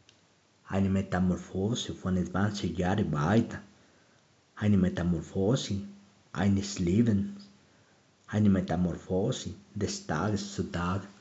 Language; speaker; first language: German; non-native, learner; Spanish